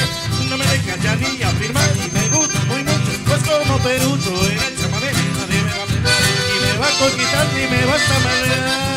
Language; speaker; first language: Spanish; native; Spanish